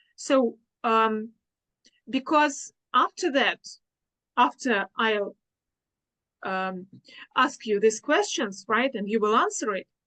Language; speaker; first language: English; non-native, fluent; Russian